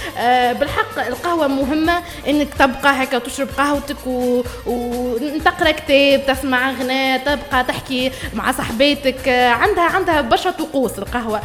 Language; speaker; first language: Arabic; native; Arabic